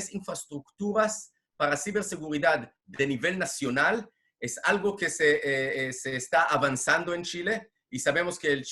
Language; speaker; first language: Spanish; non-native, fluent; Hebrew